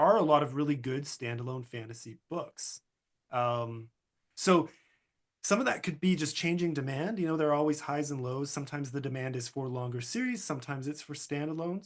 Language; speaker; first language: English; native; English